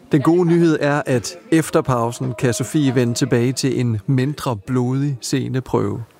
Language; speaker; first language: Danish; native; Danish